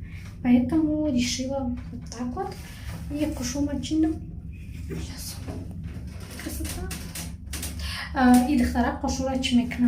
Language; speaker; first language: Russian; non-native, local second language; Tajik